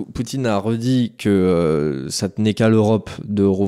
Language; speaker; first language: French; native; French